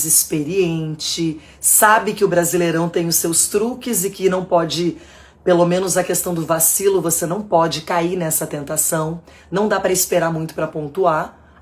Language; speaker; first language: Portuguese; native; Portuguese